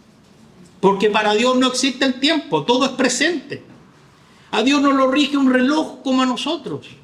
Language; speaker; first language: Spanish; native; Spanish